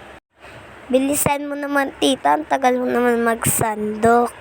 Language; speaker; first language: Filipino; native; Filipino